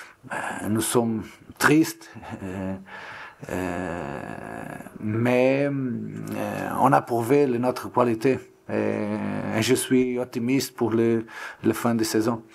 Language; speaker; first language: French; non-native, learner; Portuguese